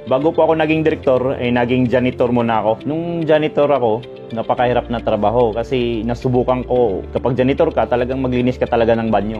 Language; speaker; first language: Filipino; non-native, local second language; Cebuano